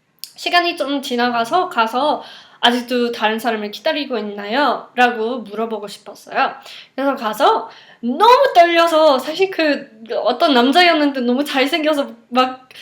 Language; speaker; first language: Korean; non-native, fluent; English